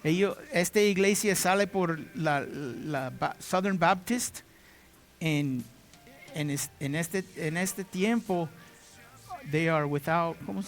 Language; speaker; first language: Spanish; non-native, learner; English